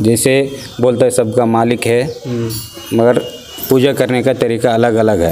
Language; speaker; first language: Hindi; non-native, local second language; Kannada